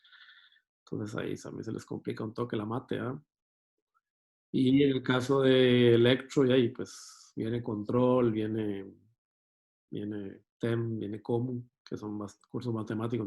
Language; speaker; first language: Spanish; native; Spanish